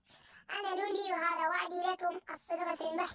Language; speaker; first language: Arabic; native; Arabic